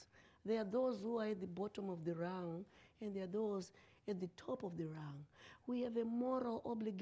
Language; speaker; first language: English; non-native, local second language; Shona